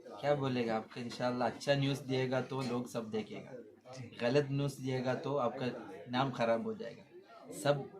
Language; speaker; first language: Hindi; non-native, local second language; Malayalam